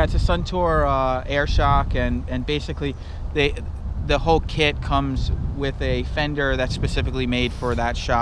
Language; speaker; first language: English; native; English